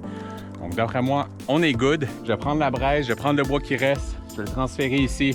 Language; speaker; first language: French; native; French